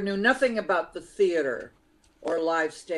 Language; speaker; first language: English; early bilingual, other home language; Lithuanian